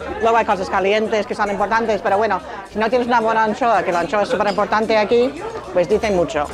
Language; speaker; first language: Spanish; non-native, fluent; English